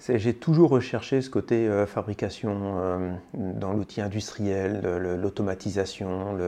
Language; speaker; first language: French; native; French